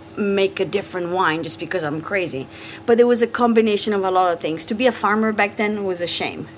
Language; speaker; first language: English; non-native, fluent; Italian